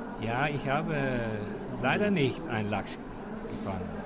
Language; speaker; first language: German; non-native, learner; Danish